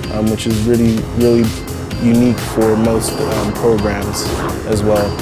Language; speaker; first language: English; native; English